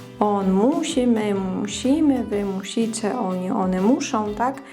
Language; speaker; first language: Polish; non-native, fluent; Ukrainian